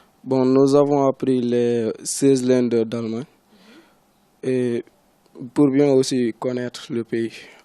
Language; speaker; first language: French; non-native, local second language; Wolof